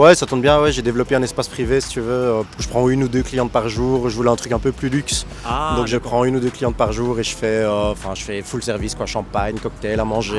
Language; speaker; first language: French; native; French